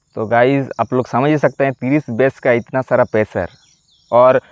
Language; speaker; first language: Hindi; non-native, local second language; Bangla